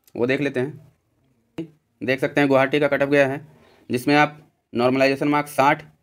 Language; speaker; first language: Hindi; native; Hindi